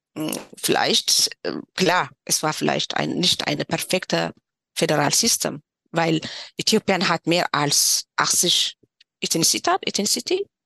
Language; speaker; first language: German; non-native, learner; Tigrinya